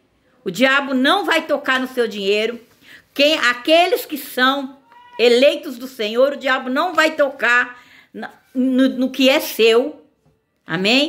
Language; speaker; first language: Portuguese; native; Portuguese